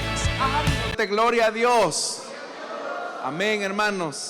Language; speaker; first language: Spanish; native; Spanish